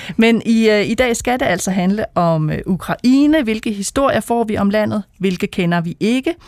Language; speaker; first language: Danish; native; Danish